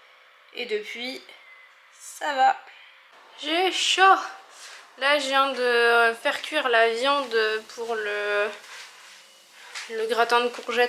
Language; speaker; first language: French; native; French